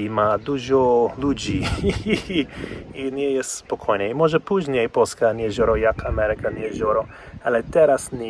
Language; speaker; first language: Polish; non-native, learner; English